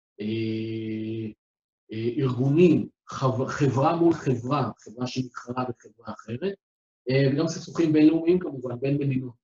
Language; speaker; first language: Hebrew; native; Hebrew